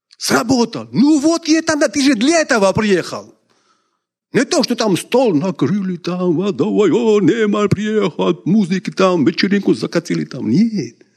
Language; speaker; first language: Russian; non-native, local second language; Georgian